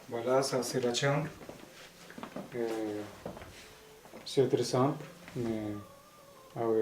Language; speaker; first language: French; non-native, learner; Spanish